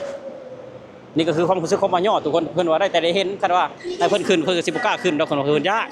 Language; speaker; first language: Thai; non-native, local second language; Lao